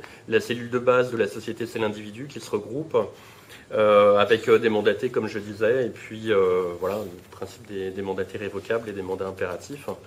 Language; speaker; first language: French; native; French